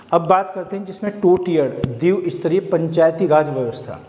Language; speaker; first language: Hindi; native; Hindi